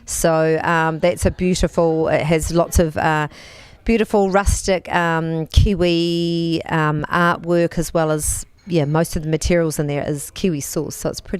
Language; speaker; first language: English; native; English